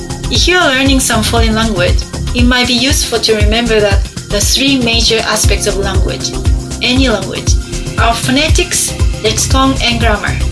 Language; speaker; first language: English; non-native, fluent; Japanese